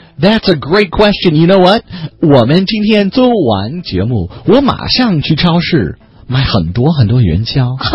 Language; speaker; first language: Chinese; non-native, fluent; English